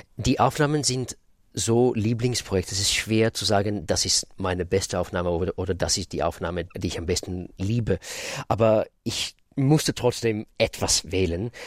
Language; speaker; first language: German; non-native, fluent; Russian